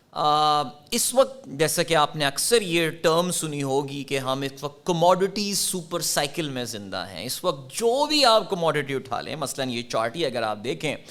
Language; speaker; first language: Urdu; native; Urdu